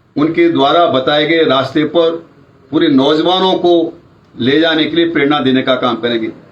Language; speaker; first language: Hindi; native; Hindi